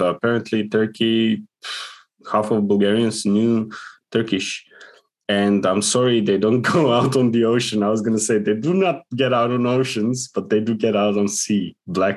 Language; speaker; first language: English; non-native, fluent; Macedonian